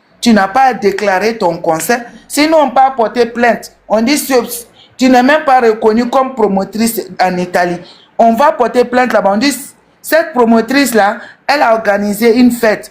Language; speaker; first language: French; non-native, local second language; Bambara